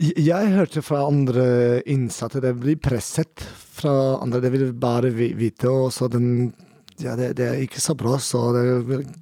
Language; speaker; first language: Norwegian; non-native, learner; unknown